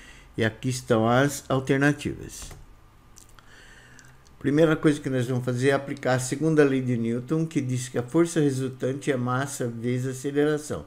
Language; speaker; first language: Portuguese; native; Portuguese